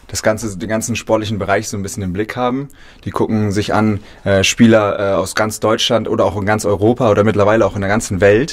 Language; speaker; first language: German; native; German